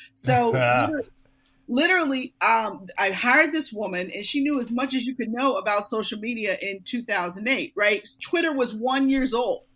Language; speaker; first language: English; native; English